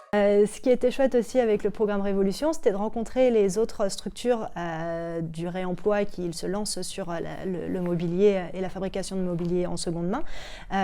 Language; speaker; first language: French; native; French